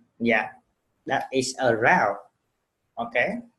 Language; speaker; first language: English; non-native, fluent; Vietnamese